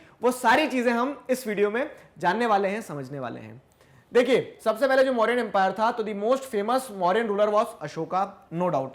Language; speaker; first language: Hindi; native; Hindi